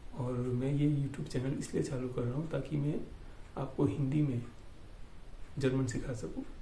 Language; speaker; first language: Hindi; native; Hindi